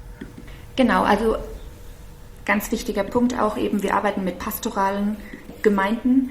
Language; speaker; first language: German; native; German